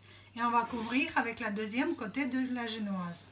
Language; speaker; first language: French; non-native, fluent; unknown